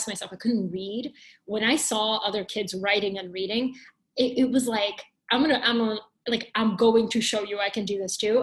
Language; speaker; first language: English; early bilingual, other home language; Bulgarian